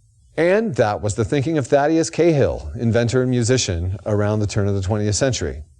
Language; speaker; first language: English; native; English